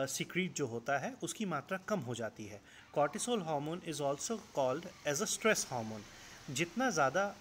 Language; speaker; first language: Hindi; non-native, local second language; Assamese